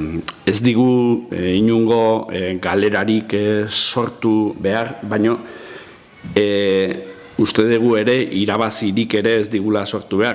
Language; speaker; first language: Basque; native; Basque